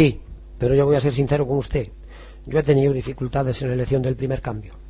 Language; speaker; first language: Spanish; native; Spanish